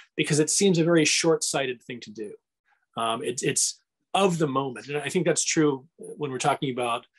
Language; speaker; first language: English; native; English